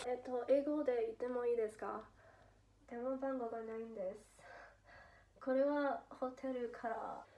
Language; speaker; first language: Japanese; non-native, learner; English